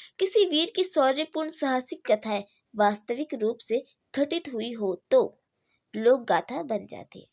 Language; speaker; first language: Hindi; native; Hindi